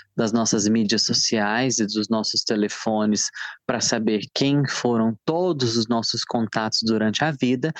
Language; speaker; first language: Portuguese; native; Portuguese